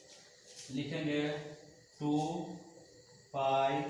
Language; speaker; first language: Hindi; native; Hindi